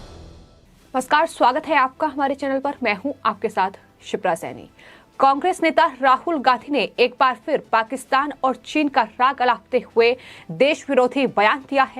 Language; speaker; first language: Hindi; native; Hindi